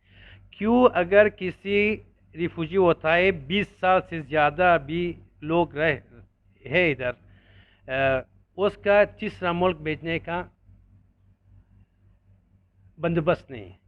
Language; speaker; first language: Hindi; non-native, learner; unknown